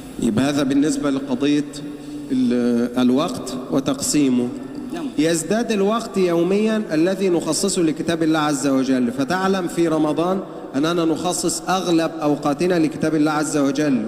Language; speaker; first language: Arabic; native; Arabic